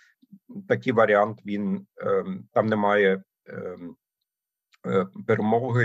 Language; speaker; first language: Ukrainian; non-native, fluent; German